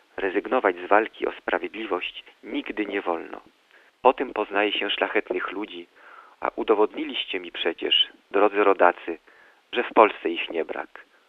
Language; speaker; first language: Polish; early bilingual, heritage; Polish